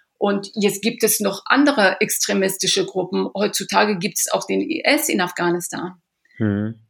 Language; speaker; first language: German; early bilingual, other home language; Persian